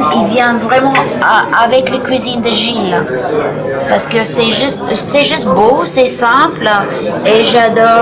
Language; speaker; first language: French; non-native, fluent; English